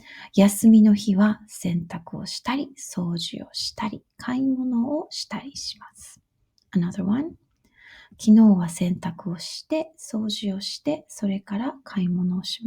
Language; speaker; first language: Japanese; non-native, fluent; English